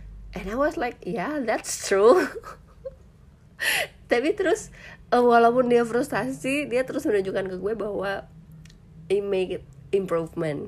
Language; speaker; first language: English; non-native, fluent; Indonesian